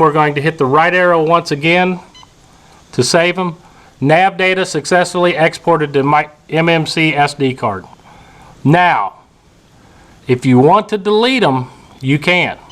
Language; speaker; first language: English; native; English